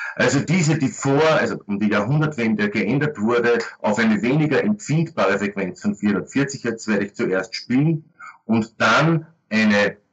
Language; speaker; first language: German; native; German